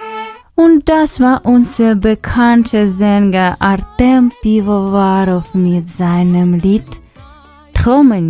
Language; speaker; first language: German; non-native, fluent; Ukrainian